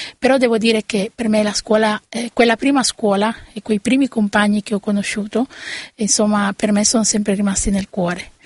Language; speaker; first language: Italian; early bilingual, other home language; Spanish